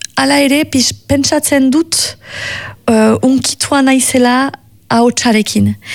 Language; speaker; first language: Basque; native; Basque